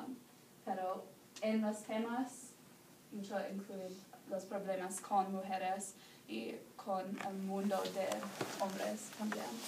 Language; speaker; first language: Spanish; non-native, learner; English